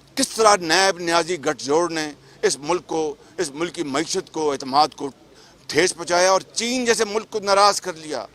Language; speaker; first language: Urdu; non-native, local second language; Punjabi